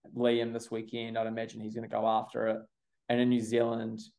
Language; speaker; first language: English; native; English